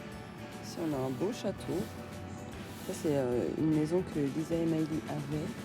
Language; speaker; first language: French; native; French